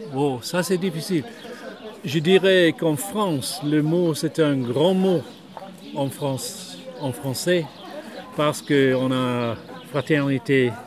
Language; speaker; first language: French; non-native, fluent; English